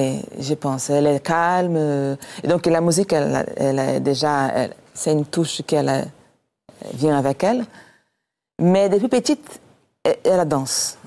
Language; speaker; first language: French; non-native, fluent; Portuguese